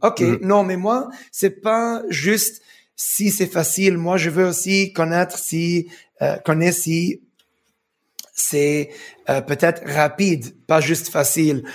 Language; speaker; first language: French; early bilingual, heritage; French